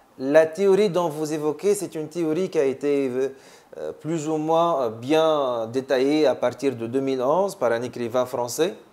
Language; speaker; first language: French; non-native, local second language; Arabic